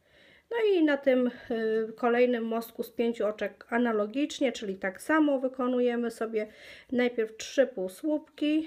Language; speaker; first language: Polish; native; Polish